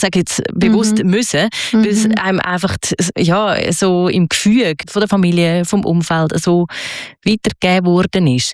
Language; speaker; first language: German; native; German